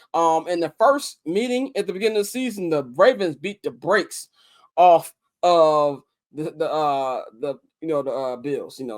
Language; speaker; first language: English; native; English